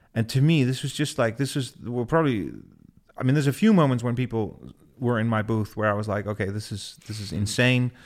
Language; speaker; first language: English; non-native, fluent; Dutch